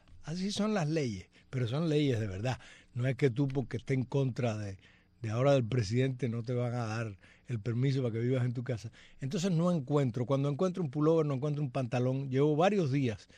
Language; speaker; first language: Spanish; native; Spanish